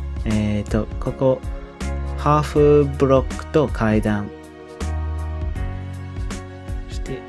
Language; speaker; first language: Japanese; non-native, learner; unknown